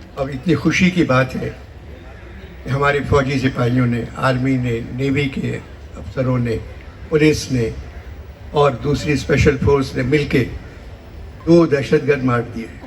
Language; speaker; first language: Urdu; native; Urdu